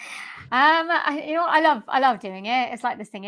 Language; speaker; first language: English; native; English